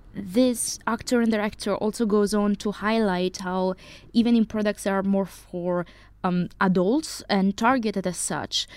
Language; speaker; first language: English; non-native, fluent; Italian